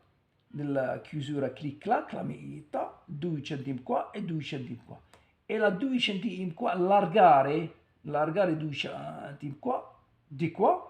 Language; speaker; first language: Italian; non-native, learner; Arabic